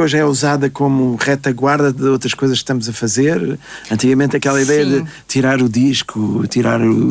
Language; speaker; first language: Portuguese; native; Portuguese